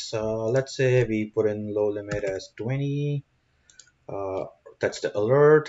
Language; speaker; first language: English; native; English